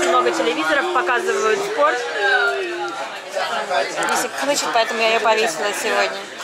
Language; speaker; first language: Russian; native; Russian